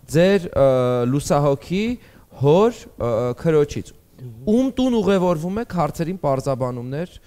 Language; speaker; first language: Armenian; native; Armenian